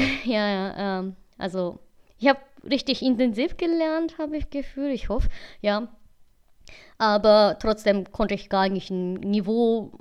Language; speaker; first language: German; native; German